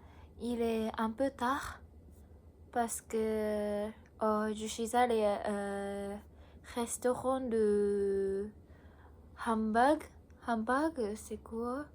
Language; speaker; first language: French; non-native, learner; Japanese